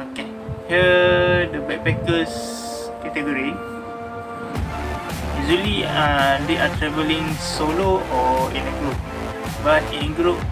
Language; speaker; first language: English; non-native, learner; Malay